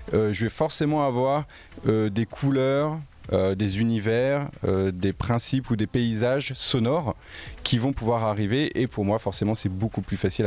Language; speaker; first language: French; native; French